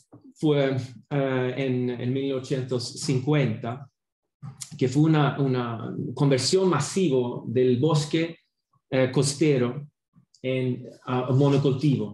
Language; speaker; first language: Spanish; non-native, fluent; Swedish